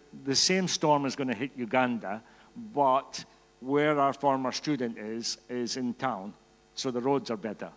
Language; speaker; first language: English; native; English